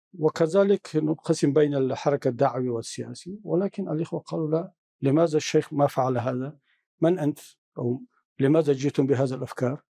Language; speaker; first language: Arabic; non-native, fluent; Tajik